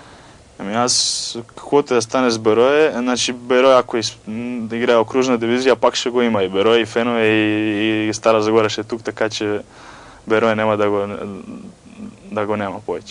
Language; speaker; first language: Bulgarian; non-native, fluent; Croatian